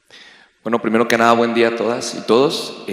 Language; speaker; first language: Spanish; native; Spanish